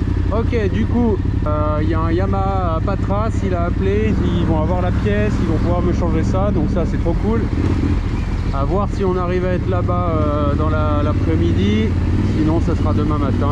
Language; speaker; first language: French; native; French